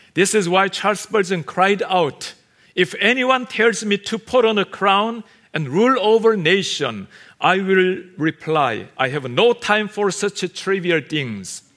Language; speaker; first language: English; non-native, fluent; Korean